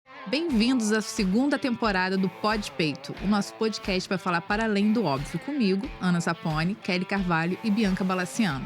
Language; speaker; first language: Portuguese; native; Portuguese